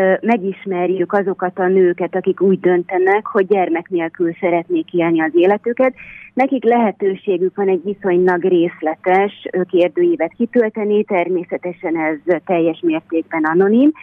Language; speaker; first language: Hungarian; native; Hungarian